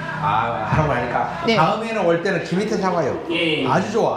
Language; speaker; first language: Korean; native; Korean